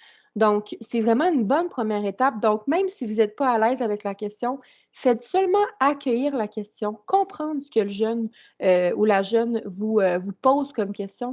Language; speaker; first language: French; native; French